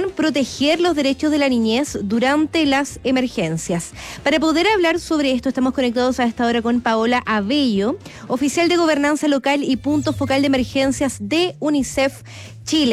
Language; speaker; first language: Spanish; native; Spanish